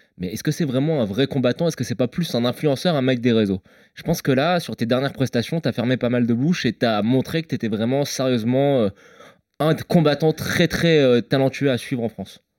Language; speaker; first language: French; native; French